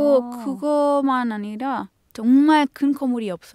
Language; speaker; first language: Korean; non-native, fluent; Spanish